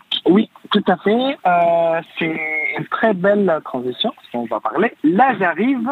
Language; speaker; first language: French; non-native, fluent; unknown